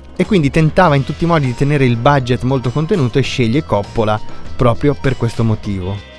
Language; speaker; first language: Italian; native; Italian